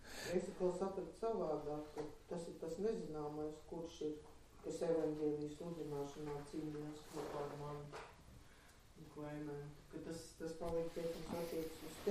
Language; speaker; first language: Latvian; native; Latvian